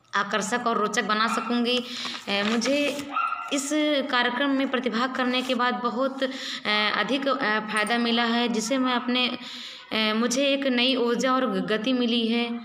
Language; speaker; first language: Hindi; native; Hindi